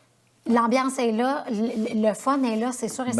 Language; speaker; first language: French; native; French